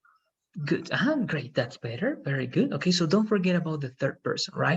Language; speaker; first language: English; non-native, fluent; Spanish